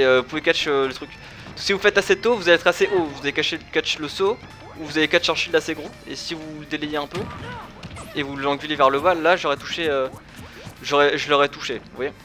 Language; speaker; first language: French; native; French